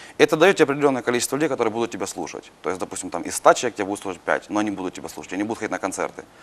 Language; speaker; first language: Russian; native; Russian